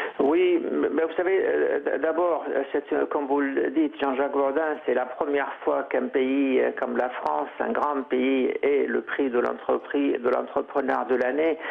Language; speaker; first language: French; non-native, fluent; Arabic